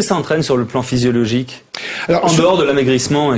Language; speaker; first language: French; native; French